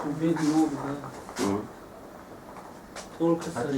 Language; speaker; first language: Russian; non-native, learner; Tajik